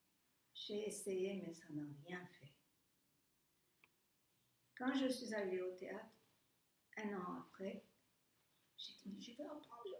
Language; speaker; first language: French; non-native, fluent; Turkish